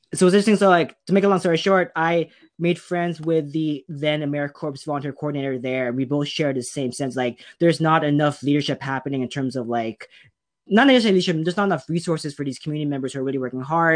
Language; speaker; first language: English; native; English